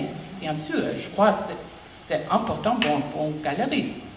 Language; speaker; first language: French; non-native, fluent; German